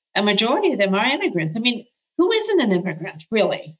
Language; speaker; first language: English; early bilingual, other home language; Arabic